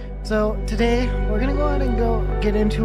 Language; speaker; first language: English; native; English